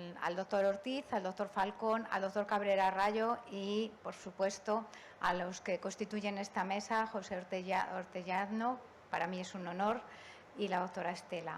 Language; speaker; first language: Spanish; native; Spanish